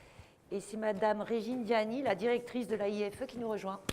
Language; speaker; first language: French; native; French